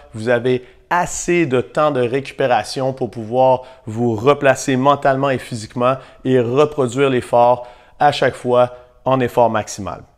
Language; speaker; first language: French; native; French